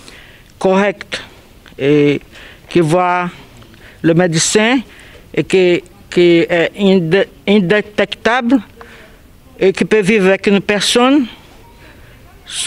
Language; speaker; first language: French; non-native, learner; Spanish